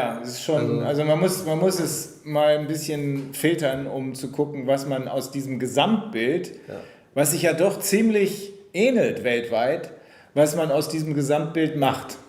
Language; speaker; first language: German; native; German